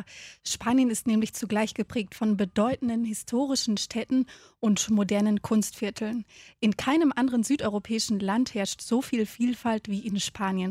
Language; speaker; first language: German; native; German